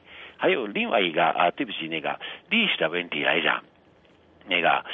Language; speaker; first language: Chinese; non-native, fluent; Japanese